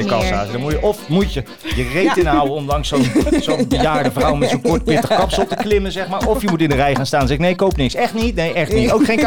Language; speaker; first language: Dutch; native; Dutch